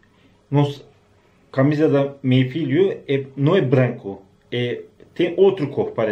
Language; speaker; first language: Portuguese; non-native, learner; Turkish